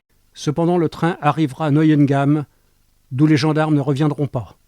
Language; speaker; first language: French; native; French